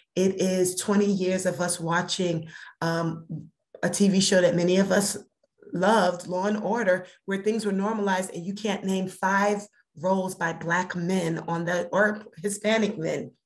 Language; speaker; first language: English; native; English